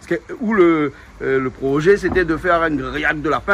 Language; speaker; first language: French; non-native, local second language; Réunion Creole French